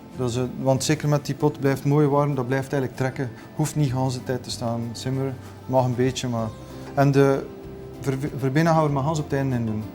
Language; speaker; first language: Dutch; native; Dutch